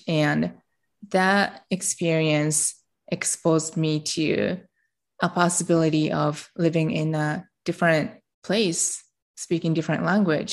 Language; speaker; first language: English; non-native, fluent; Japanese